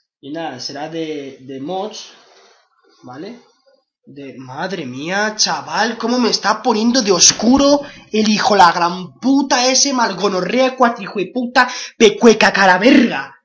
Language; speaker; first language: Spanish; native; Spanish